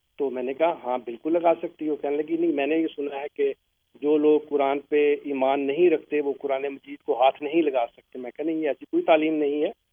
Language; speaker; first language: Urdu; native; Urdu